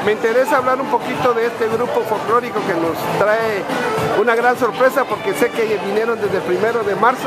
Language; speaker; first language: Spanish; native; Spanish